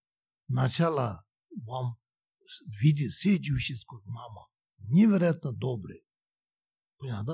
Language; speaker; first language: Russian; non-native, learner; Tibetan